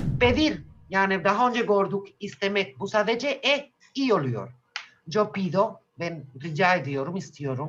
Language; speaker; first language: Turkish; non-native, fluent; Spanish